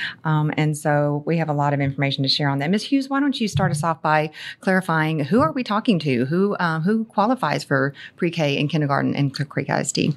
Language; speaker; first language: English; native; English